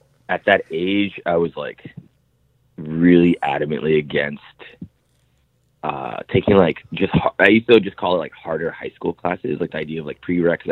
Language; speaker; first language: English; native; English